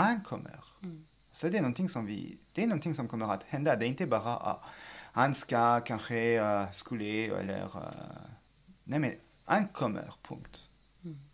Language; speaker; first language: Swedish; non-native, fluent; French